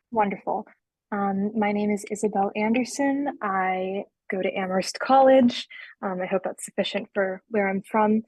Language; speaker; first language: English; native; English